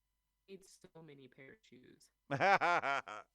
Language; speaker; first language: English; native; English